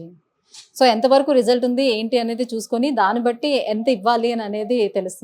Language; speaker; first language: Telugu; native; Telugu